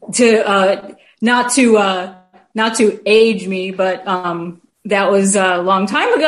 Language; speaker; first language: English; native; English